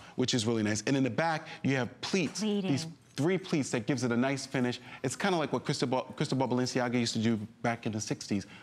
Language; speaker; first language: English; native; English